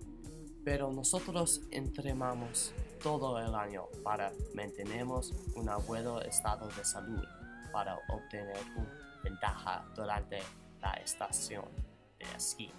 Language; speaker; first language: Spanish; non-native, learner; English